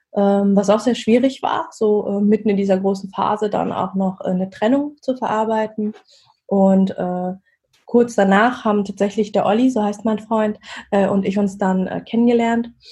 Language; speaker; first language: German; early bilingual, other home language; Vietnamese